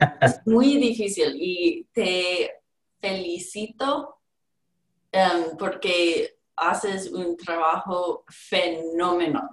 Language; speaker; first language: Spanish; non-native, learner; English